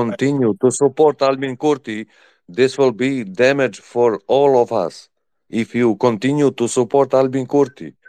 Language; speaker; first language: English; non-native, learner; Serbian